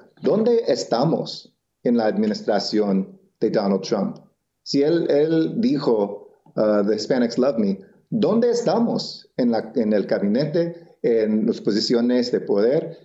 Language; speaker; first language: Spanish; non-native, local second language; English